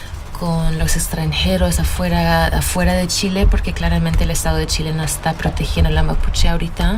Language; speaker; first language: Spanish; early bilingual, heritage; Spanish